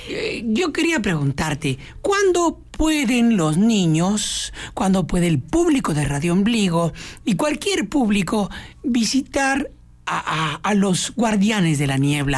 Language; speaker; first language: Spanish; native; Spanish